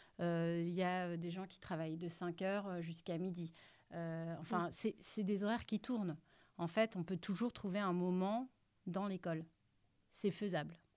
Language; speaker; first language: French; native; French